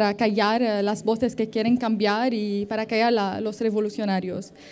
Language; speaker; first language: Spanish; non-native, fluent; Arabic